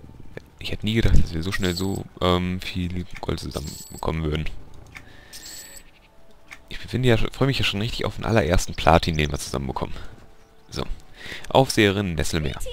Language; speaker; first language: German; native; German